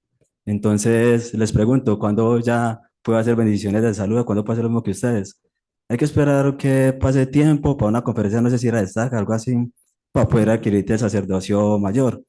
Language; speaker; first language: Spanish; native; Spanish